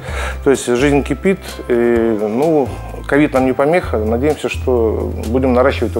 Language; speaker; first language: Russian; native; Russian